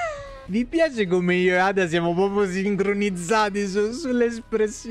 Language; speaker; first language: Italian; native; Italian